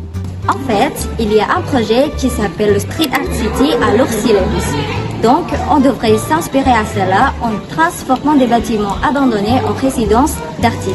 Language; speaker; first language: French; non-native, learner; Indonesian